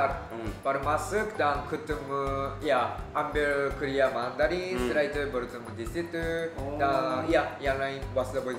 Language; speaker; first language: Indonesian; non-native, fluent; Japanese